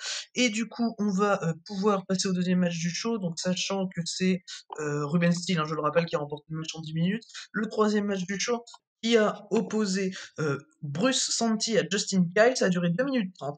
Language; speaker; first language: French; native; French